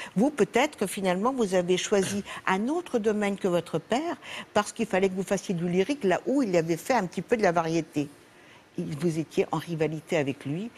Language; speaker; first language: French; native; French